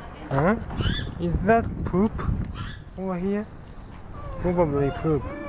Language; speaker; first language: English; early bilingual, other home language; Japanese